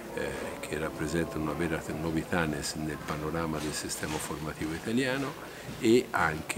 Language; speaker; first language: Italian; native; Italian